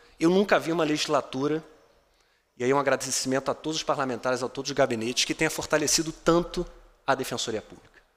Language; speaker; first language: Portuguese; native; Portuguese